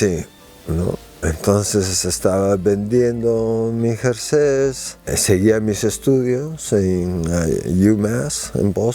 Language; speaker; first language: Spanish; early bilingual, heritage; Spanish